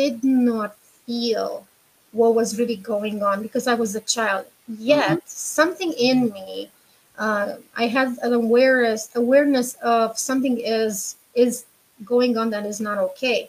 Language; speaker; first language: English; non-native, fluent; Romanian